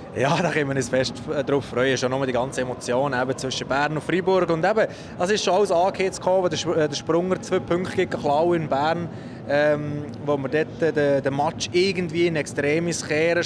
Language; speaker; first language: German; native; German